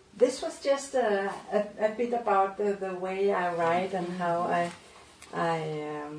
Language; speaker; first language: English; non-native, fluent; Danish